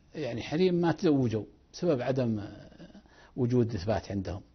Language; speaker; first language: Arabic; native; Arabic